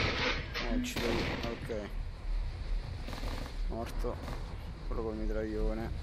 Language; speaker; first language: Italian; native; Italian